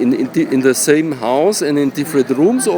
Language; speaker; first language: English; non-native, learner; German